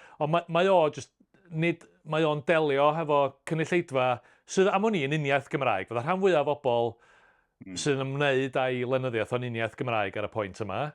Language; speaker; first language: Welsh; native; Welsh